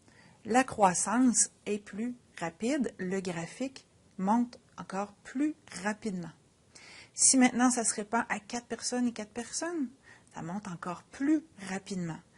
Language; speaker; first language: French; native; French